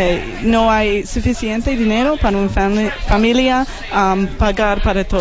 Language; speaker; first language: Spanish; non-native, learner; English